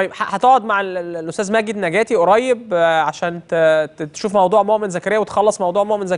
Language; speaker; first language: Arabic; native; Arabic